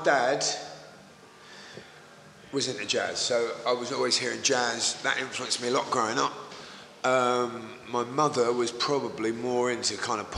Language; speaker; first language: English; native; English